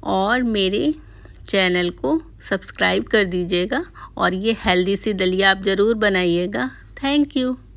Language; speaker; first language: Hindi; native; Hindi